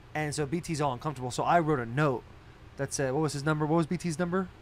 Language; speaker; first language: English; native; English